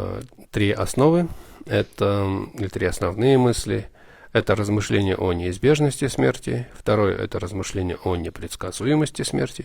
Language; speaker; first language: Russian; native; Russian